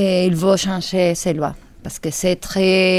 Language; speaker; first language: French; non-native, learner; Spanish